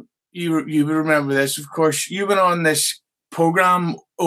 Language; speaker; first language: English; native; English